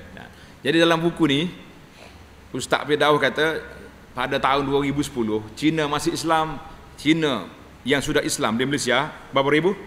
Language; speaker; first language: Malay; native; Malay